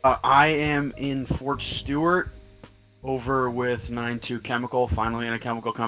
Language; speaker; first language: English; native; English